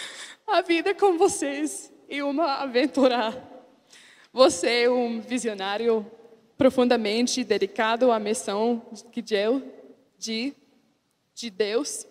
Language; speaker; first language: Portuguese; non-native, learner; English